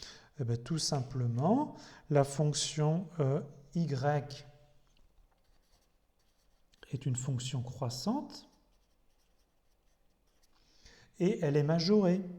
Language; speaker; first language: French; native; French